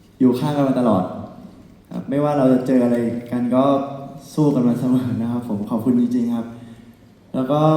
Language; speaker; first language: Thai; native; Thai